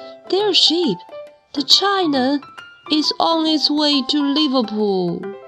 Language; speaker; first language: English; non-native, fluent; Chinese